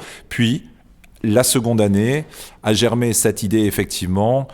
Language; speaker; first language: French; native; French